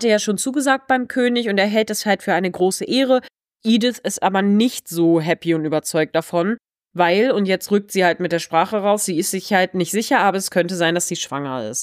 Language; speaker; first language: German; native; German